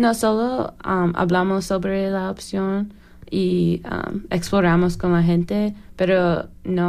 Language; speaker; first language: Spanish; non-native, learner; English